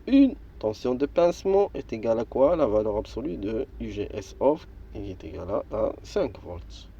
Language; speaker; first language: French; non-native, local second language; Arabic